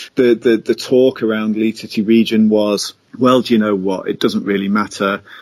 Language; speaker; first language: English; native; English